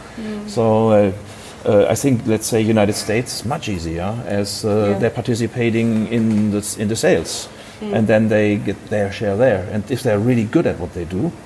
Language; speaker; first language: English; non-native, fluent; German